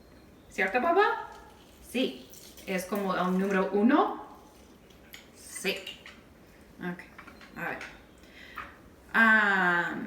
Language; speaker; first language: Spanish; non-native, learner; English